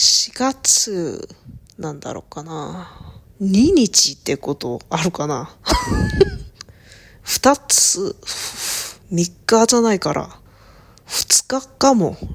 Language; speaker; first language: Japanese; non-native, learner; Korean